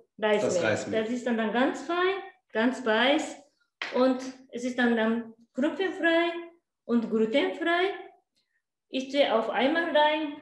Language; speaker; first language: German; non-native, learner; Japanese